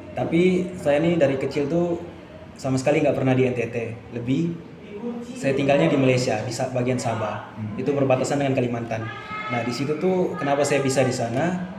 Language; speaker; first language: Indonesian; early bilingual, heritage; Indonesian